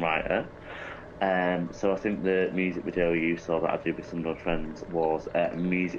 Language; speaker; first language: English; native; English